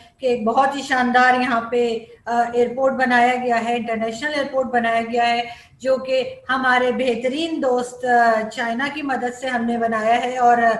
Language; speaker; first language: Urdu; native; Urdu